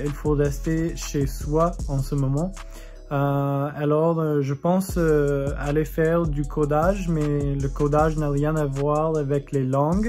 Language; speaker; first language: French; non-native, fluent; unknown